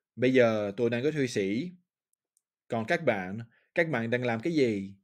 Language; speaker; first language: Vietnamese; non-native, fluent; French